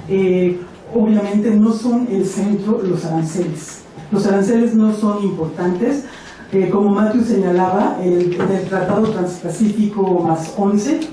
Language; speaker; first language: Spanish; native; Spanish